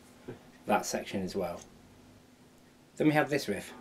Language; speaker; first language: English; native; English